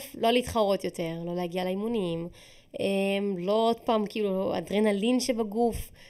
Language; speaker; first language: Hebrew; native; Hebrew